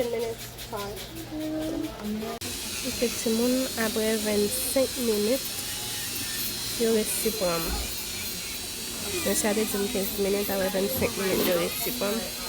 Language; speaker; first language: French; non-native, local second language; Haitian Creole